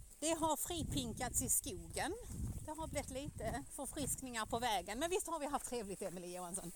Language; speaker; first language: Swedish; native; Swedish